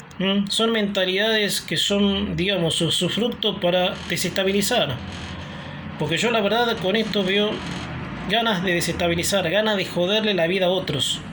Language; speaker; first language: Spanish; native; Spanish